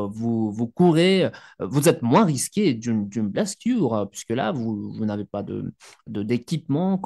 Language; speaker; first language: French; non-native, fluent; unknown